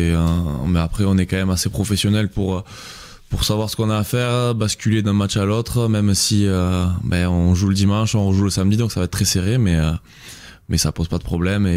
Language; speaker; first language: French; native; French